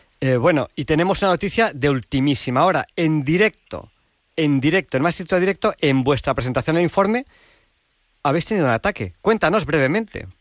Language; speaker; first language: Spanish; native; Spanish